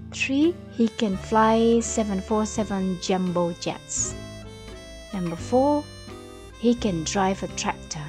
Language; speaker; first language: English; non-native, fluent; Indonesian